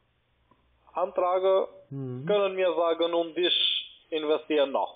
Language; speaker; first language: German; non-native, learner; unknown